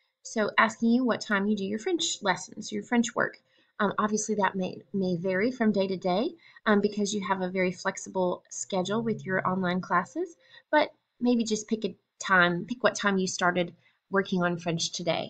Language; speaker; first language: English; native; English